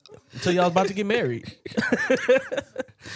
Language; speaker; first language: English; native; English